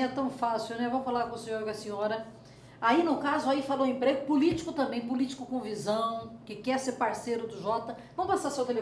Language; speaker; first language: Portuguese; native; Portuguese